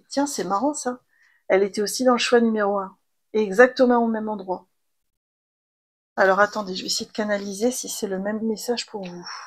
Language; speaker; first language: French; native; French